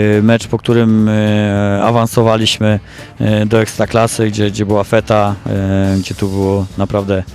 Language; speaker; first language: Polish; native; Polish